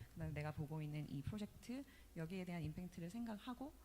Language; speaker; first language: Korean; early bilingual, other home language; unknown